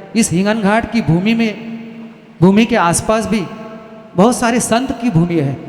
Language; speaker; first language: Hindi; non-native, local second language; Marathi